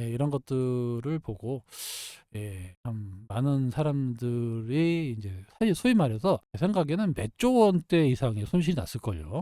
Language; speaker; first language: Korean; native; Korean